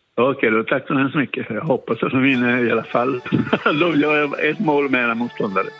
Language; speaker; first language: Swedish; non-native, fluent; Spanish